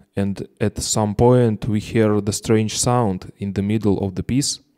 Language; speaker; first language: English; non-native, learner; Ukrainian